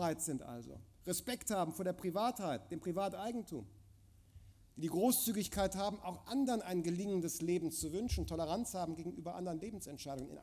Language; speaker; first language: German; native; German